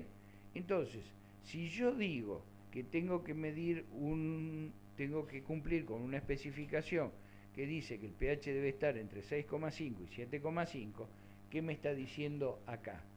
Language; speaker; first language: Spanish; native; Spanish